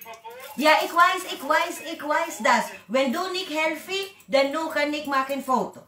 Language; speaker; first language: German; non-native, learner; Waray